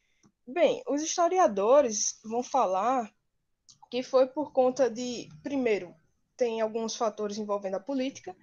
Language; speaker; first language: Portuguese; native; Portuguese